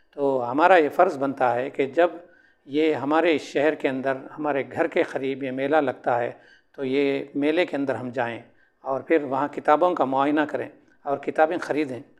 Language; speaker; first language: Urdu; native; Urdu